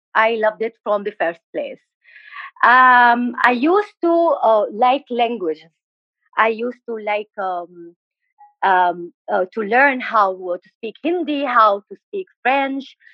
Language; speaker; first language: English; non-native, fluent; Arabic